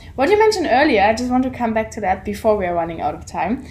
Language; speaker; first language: English; non-native, fluent; German